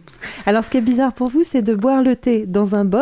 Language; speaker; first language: French; native; French